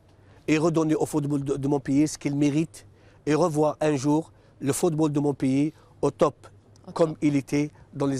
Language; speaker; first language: French; non-native, local second language; Arabic